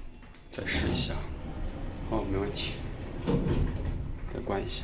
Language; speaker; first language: Chinese; native; Chinese